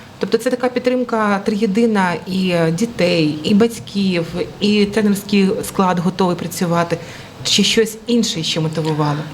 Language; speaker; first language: Ukrainian; native; Ukrainian